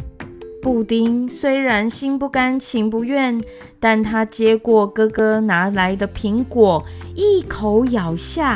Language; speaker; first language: Chinese; native; Chinese